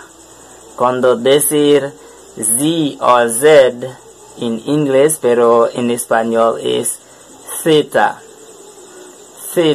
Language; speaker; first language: Spanish; non-native, learner; French